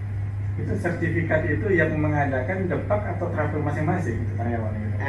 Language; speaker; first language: Indonesian; native; Indonesian